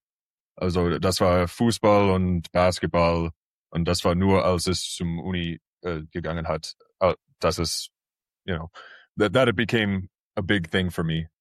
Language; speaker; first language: German; early bilingual, heritage; English